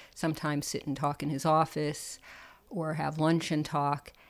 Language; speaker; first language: English; native; English